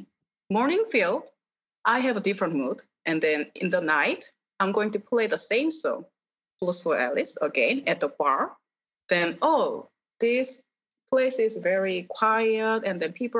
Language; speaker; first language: English; non-native, fluent; Korean